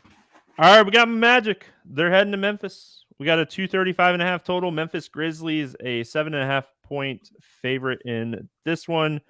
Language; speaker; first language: English; native; English